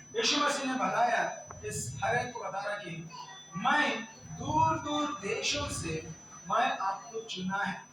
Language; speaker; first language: Hindi; non-native, local second language; Telugu